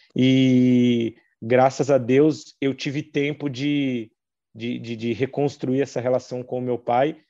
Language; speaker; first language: Portuguese; native; Portuguese